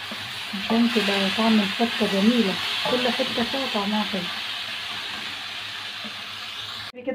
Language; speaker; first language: Arabic; native; Arabic